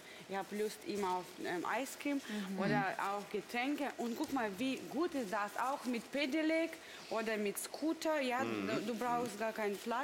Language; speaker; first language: German; non-native, learner; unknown